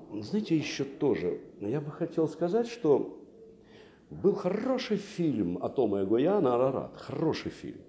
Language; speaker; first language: Russian; native; Russian